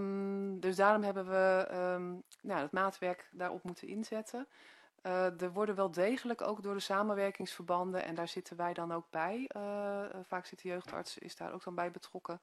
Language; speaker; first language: Dutch; native; Dutch